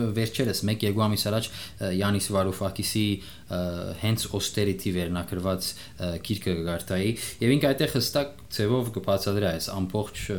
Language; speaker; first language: Armenian; early bilingual, heritage; Armenian